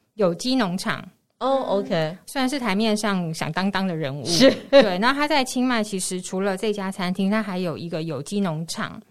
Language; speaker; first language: Chinese; native; Chinese